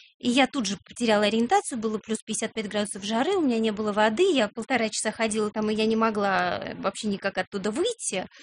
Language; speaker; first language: Russian; native; Russian